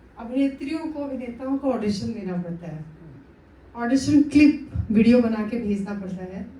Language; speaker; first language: Hindi; native; Hindi